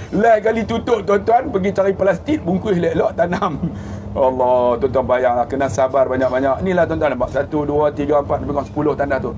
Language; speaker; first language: Malay; native; Malay